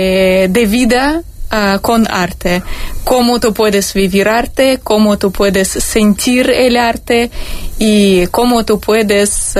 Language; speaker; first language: Spanish; non-native, fluent; Russian